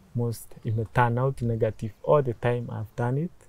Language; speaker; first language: English; non-native, local second language; Meru